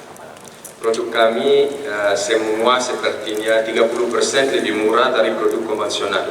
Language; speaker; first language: Indonesian; non-native, fluent; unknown